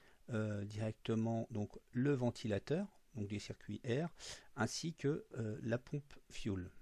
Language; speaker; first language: French; native; French